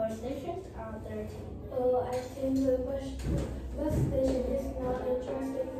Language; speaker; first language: English; non-native, learner; Vietnamese